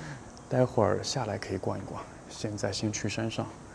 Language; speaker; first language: Chinese; native; Chinese